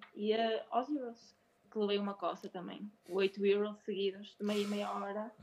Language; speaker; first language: Portuguese; native; Portuguese